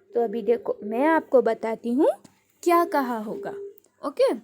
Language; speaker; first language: Hindi; non-native, local second language; Gujarati